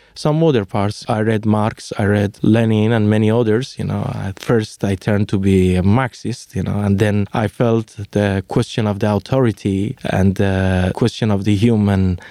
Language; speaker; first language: English; non-native, fluent; Persian